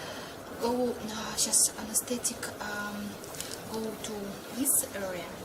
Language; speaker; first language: English; non-native, learner; Russian